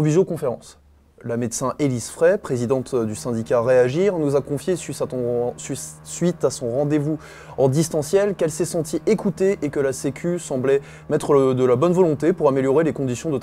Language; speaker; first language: French; native; French